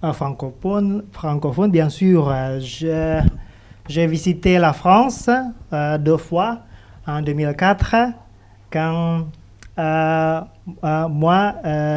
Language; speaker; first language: French; non-native, fluent; Indonesian